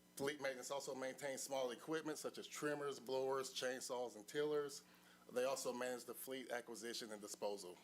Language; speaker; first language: English; native; English